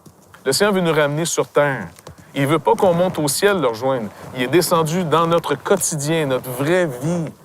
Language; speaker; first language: French; native; French